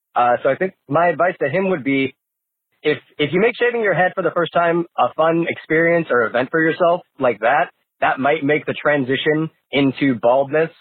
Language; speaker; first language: English; native; English